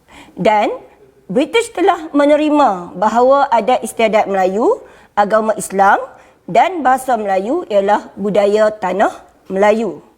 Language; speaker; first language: Malay; native; Malay